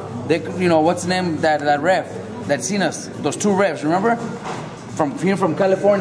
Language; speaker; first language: English; native; English